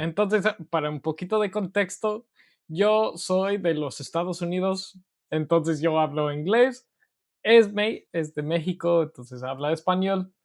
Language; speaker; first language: Spanish; non-native, learner; English